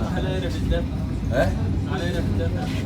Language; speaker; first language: Arabic; native; Arabic